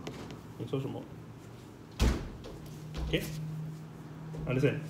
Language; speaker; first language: Chinese; non-native, fluent; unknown